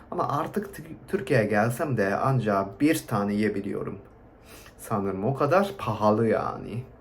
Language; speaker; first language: Turkish; non-native, fluent; Japanese